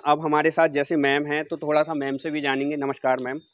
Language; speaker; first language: Hindi; native; Hindi